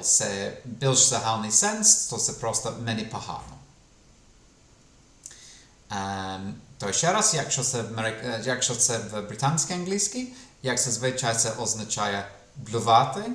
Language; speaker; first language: Ukrainian; non-native, fluent; English